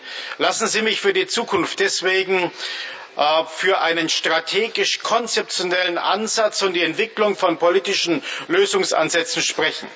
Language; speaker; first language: German; native; German